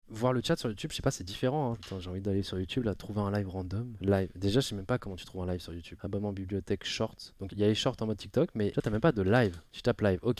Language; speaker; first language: French; native; French